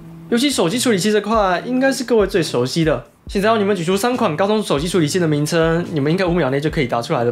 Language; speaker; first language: Chinese; native; Chinese